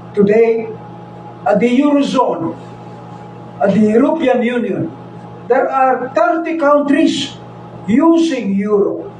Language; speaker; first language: English; non-native, local second language; Filipino